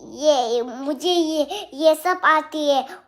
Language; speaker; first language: Hindi; non-native, local second language; Kok Borok